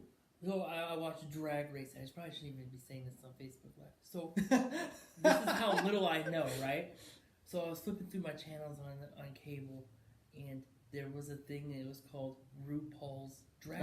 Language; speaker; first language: English; native; English